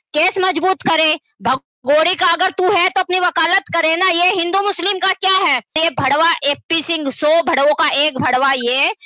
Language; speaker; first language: Hindi; native; Hindi